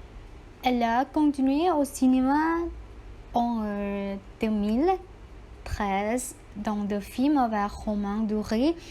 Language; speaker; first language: French; non-native, learner; Thai